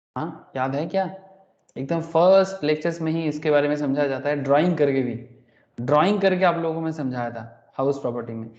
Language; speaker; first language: Hindi; non-native, local second language; Bangla